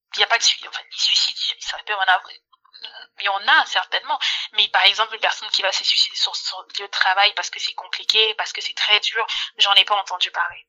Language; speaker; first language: French; non-native, local second language; Lingala